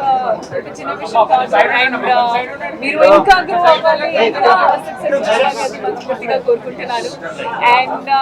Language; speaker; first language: Telugu; non-native, local second language; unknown